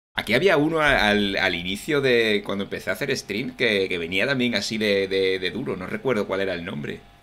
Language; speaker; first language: Spanish; native; Spanish